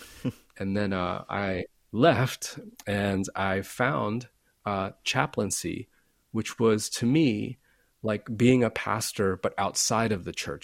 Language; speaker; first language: English; native; English